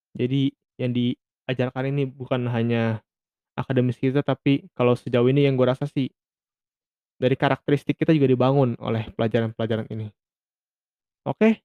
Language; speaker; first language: Indonesian; native; Indonesian